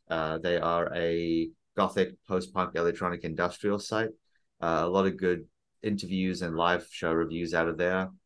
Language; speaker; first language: English; native; English